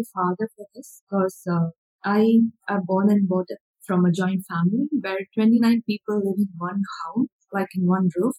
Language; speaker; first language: English; non-native, local second language; Tamil